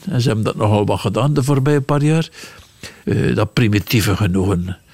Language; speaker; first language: Dutch; native; Dutch